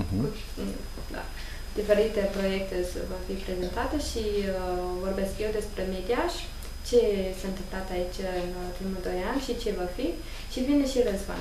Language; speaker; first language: Romanian; non-native, learner; English